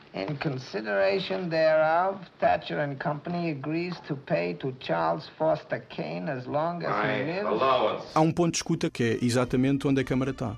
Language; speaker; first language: Portuguese; native; Portuguese